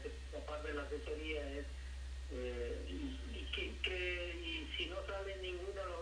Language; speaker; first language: Spanish; native; Spanish